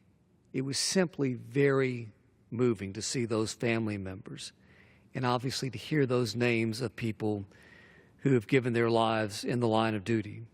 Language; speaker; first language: English; native; English